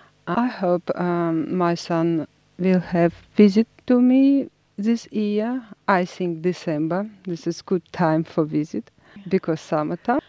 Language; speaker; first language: English; non-native, learner; Russian